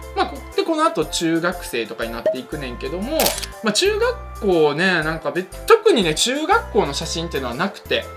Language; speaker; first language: Japanese; early bilingual, other home language; Russian